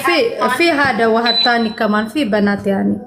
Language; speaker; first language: Arabic; non-native, learner; Amharic